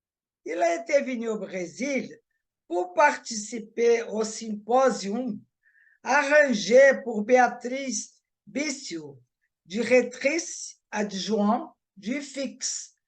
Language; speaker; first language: French; non-native, learner; Portuguese